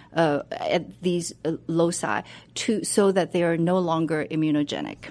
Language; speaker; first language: English; non-native, fluent; Chinese